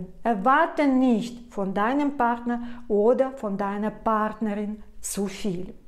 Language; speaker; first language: German; non-native, fluent; Russian